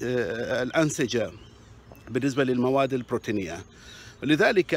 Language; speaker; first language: Arabic; native; Arabic